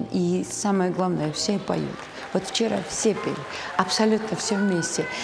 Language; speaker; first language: Russian; non-native, local second language; Georgian